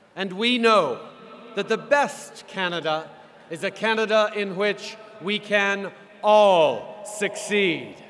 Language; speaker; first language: English; native; English